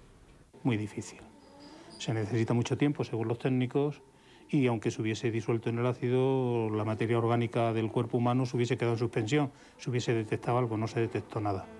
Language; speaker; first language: Spanish; native; Spanish